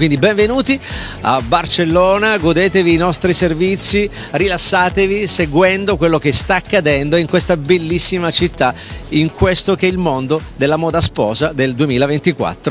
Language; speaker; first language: Italian; native; Italian